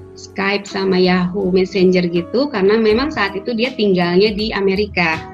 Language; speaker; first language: Indonesian; native; Indonesian